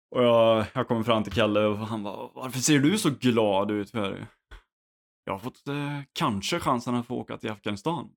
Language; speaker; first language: Swedish; native; Swedish